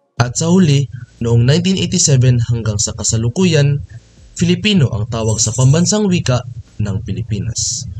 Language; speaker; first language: Filipino; non-native, local second language; Cebuano